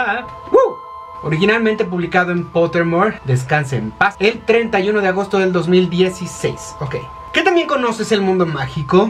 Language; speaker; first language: Spanish; native; Spanish